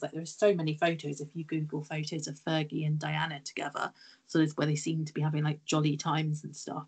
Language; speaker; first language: English; native; English